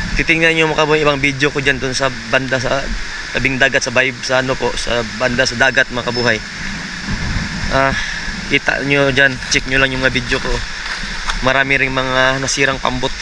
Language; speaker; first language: Filipino; non-native, local second language; Masbatenyo